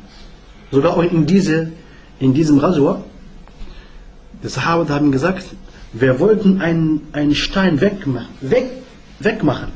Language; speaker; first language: German; non-native, learner; Arabic